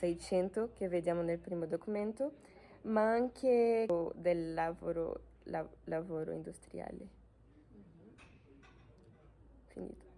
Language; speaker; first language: Italian; non-native, learner; French